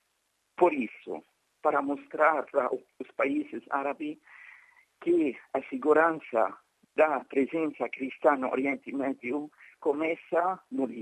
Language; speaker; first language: Portuguese; non-native, fluent; Arabic